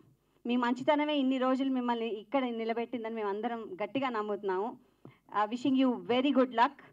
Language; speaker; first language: Telugu; native; Telugu